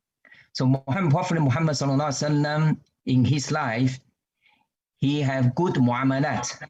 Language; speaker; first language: English; non-native, learner; Chinese